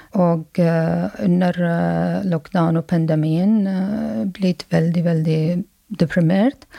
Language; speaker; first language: Norwegian; non-native, learner; Arabic